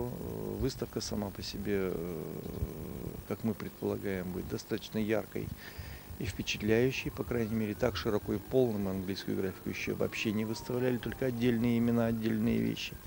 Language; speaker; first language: Russian; native; Russian